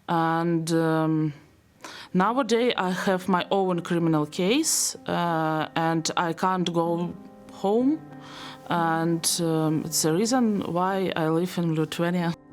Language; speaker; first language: English; non-native, learner; Belarusian